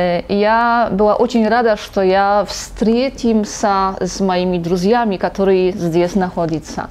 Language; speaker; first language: Russian; non-native, learner; Polish